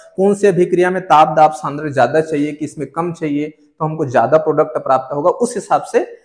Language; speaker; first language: Hindi; native; Hindi